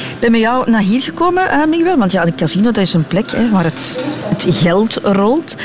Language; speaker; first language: Dutch; native; Dutch